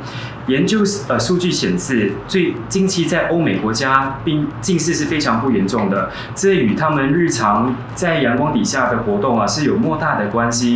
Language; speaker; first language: Chinese; native; Chinese